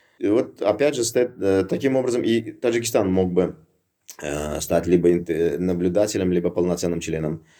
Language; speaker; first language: Russian; non-native, local second language; Uzbek